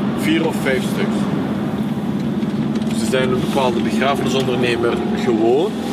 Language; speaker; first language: Dutch; early bilingual, other home language; Turkish